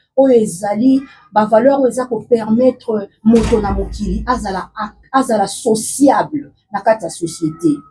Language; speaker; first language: Lingala; native; Lingala